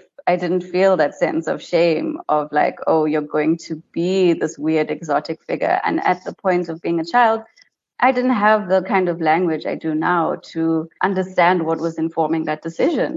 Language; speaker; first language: English; native; English